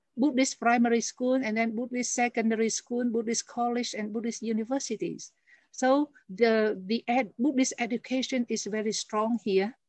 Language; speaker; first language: English; non-native, fluent; Vietnamese